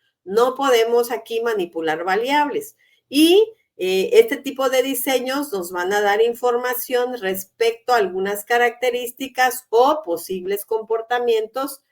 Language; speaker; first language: Spanish; native; Spanish